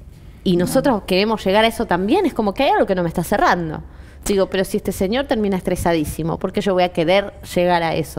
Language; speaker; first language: Spanish; native; Spanish